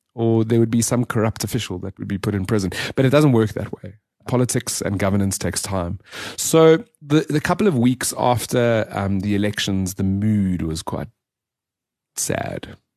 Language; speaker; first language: English; native; English